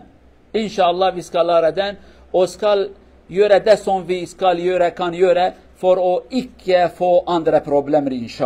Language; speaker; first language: Norwegian; non-native, learner; Kurdish